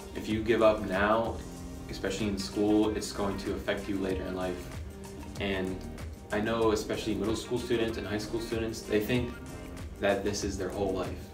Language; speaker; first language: English; native; English